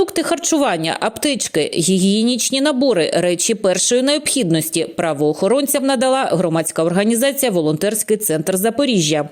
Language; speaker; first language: Ukrainian; native; Ukrainian